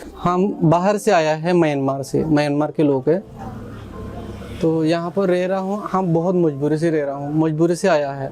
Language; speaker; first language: Hindi; non-native, learner; Rohingya